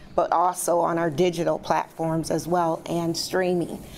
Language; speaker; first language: English; native; English